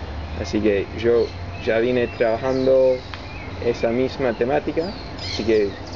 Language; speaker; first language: Spanish; non-native, fluent; English